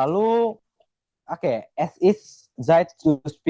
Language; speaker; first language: German; non-native, learner; Indonesian